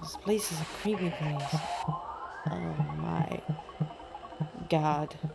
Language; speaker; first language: English; non-native, learner; Portuguese